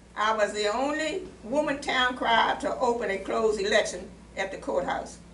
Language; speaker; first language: English; native; English